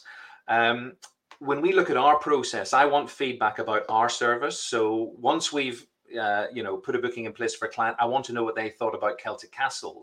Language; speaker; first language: English; native; English